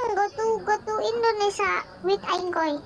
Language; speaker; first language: English; non-native, learner; Vietnamese